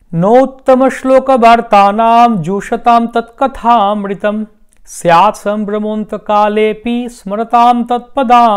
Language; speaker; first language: Hindi; non-native, local second language; Bangla